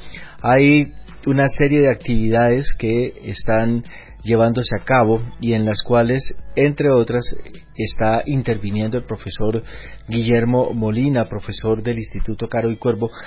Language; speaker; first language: Spanish; native; Spanish